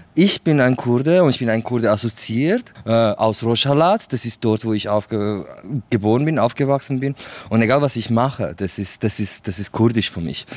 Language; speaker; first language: German; non-native, fluent; Kurdish